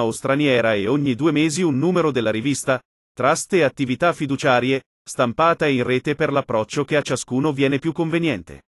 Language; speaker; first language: Italian; native; Italian